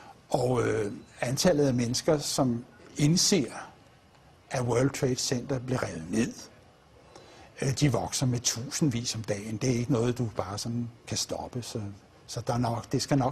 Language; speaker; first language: Danish; native; Danish